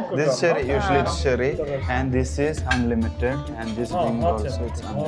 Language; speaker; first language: English; non-native, local second language; Malayalam